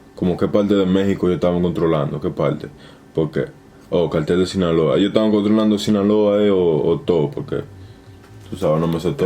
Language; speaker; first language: Spanish; early bilingual, heritage; Spanish